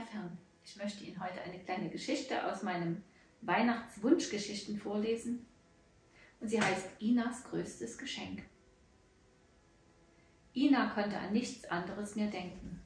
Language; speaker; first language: German; native; German